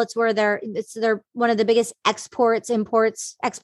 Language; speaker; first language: English; native; English